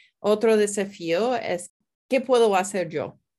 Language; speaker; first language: Spanish; non-native, fluent; English